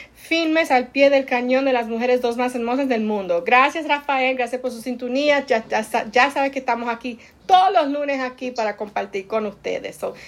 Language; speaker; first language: Spanish; early bilingual, heritage; Spanish